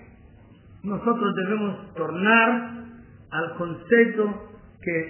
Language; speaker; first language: Spanish; non-native, learner; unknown